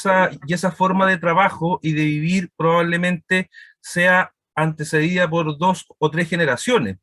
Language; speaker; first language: Spanish; native; Spanish